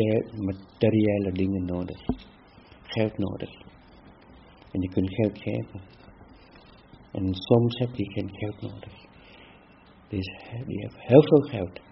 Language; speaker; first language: Dutch; non-native, fluent; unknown